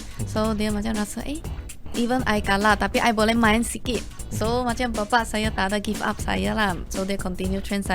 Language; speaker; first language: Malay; non-native, local second language; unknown